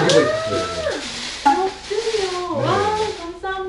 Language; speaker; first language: Korean; non-native, learner; Japanese